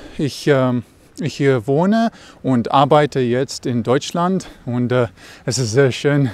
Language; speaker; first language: German; non-native, learner; Russian